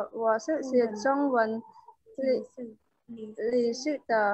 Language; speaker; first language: Chinese; non-native, learner; Khmer